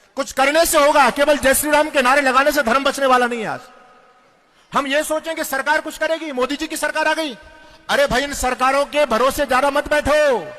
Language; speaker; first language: Hindi; non-native, local second language; Marathi